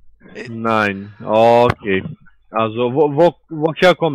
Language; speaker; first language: German; non-native, learner; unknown